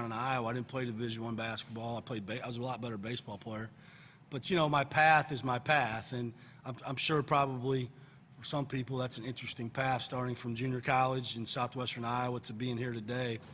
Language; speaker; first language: English; native; English